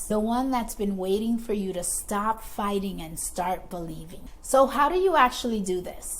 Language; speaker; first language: English; native; English